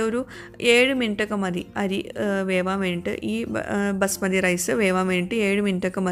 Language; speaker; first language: Malayalam; native; Malayalam